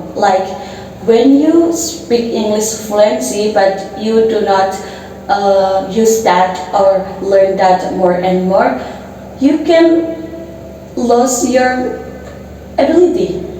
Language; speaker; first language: English; non-native, learner; Indonesian